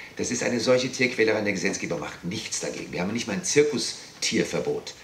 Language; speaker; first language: German; native; German